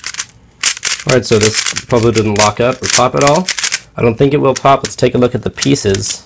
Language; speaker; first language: English; native; English